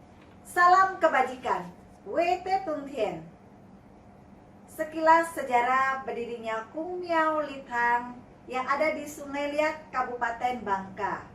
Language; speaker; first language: Indonesian; native; Indonesian